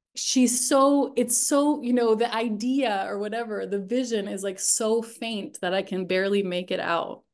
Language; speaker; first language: English; native; English